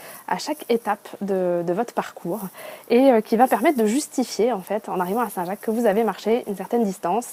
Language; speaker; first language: French; native; French